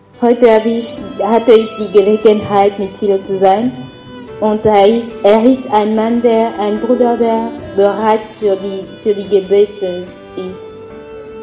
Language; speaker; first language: German; non-native, learner; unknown